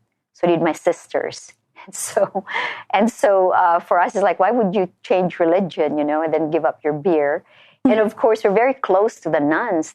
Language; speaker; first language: English; non-native, local second language; Filipino